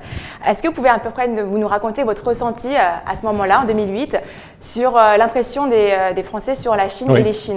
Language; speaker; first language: French; native; French